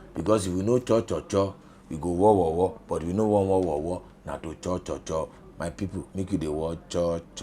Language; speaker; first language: Nigerian Pidgin; non-native, local second language; Yoruba